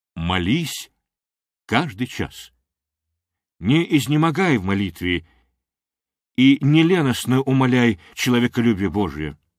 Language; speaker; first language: Russian; non-native, local second language; Armenian